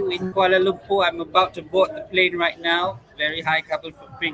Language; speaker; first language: English; non-native, local second language; Malay